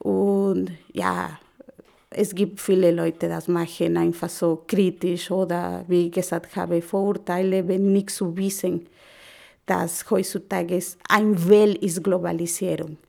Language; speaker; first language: German; non-native, learner; Spanish